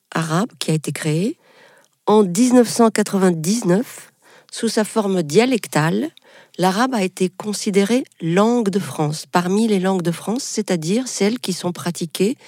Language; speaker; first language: French; non-native, local second language; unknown